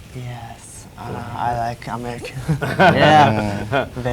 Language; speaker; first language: English; non-native, learner; Japanese